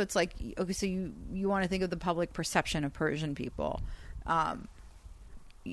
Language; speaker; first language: English; non-native, fluent; Persian